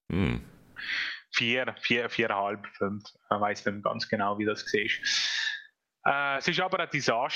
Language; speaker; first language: German; non-native, fluent; Italian